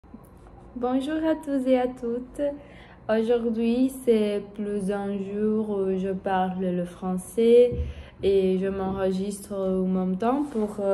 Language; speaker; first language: French; non-native, learner; Portuguese